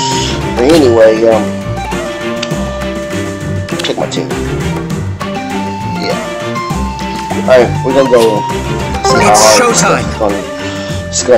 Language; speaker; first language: English; native; English